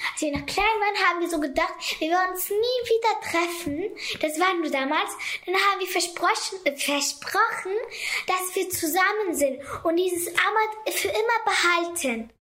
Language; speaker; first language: German; early bilingual, other home language; Kurdish